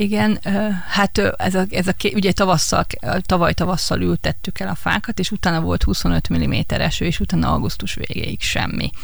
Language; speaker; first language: Hungarian; native; Hungarian